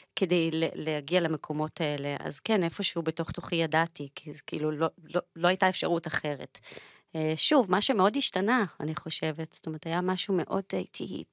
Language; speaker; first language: Hebrew; native; Hebrew